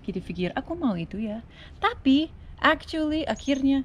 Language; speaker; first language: Indonesian; non-native, learner; English